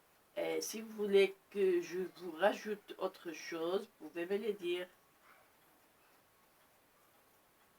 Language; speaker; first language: French; non-native, local second language; Arabic